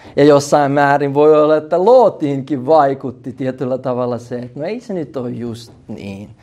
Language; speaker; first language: Finnish; early bilingual, heritage; Finnish